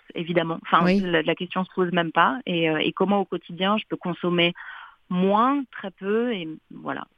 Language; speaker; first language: French; native; French